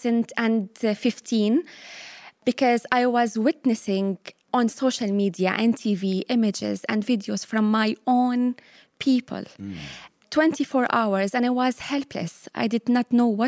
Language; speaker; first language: English; non-native, fluent; Arabic